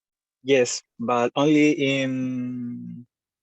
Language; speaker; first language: English; non-native, learner; Spanish